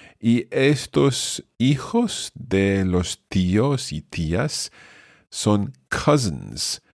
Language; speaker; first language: Spanish; non-native, fluent; English